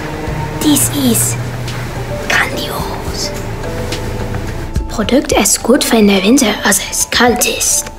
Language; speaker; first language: German; non-native, learner; Dutch